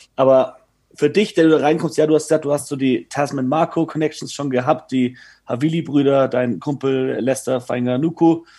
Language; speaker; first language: German; native; German